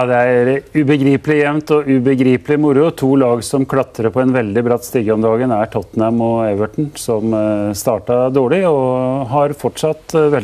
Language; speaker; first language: Norwegian; native; Norwegian